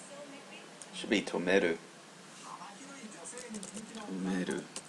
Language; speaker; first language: Japanese; non-native, learner; English